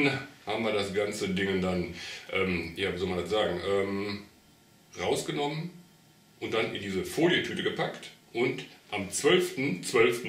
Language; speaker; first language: German; native; German